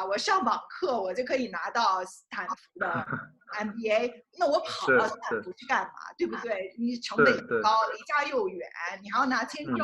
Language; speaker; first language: Chinese; native; Chinese